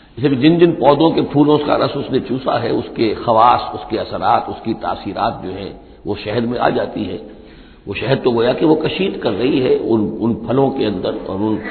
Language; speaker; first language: Urdu; native; Urdu